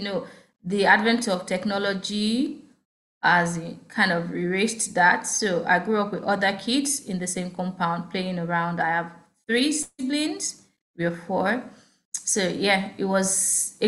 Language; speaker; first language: English; non-native, local second language; Yoruba